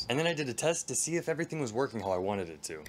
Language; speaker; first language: English; native; English